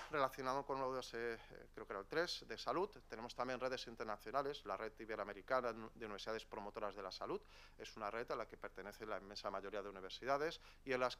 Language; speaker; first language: Spanish; native; Spanish